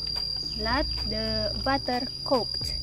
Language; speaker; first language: Dutch; non-native, learner; Indonesian